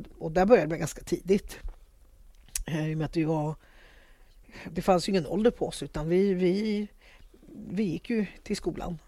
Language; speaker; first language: Swedish; early bilingual, other home language; Spanish